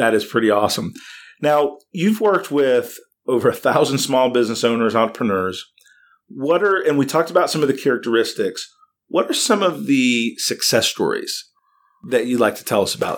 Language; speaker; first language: English; native; English